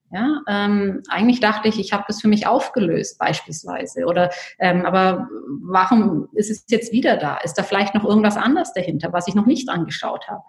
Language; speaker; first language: German; native; German